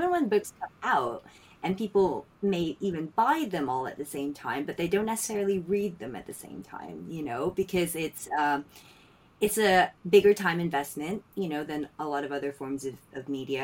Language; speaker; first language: English; non-native, local second language; Filipino